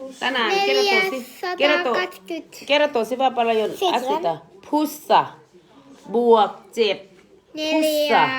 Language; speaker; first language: Finnish; non-native, learner; Thai